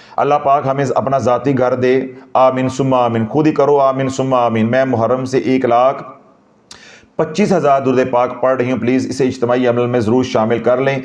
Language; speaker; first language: Urdu; non-native, local second language; Punjabi